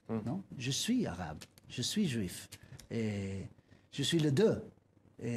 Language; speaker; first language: French; non-native, learner; Spanish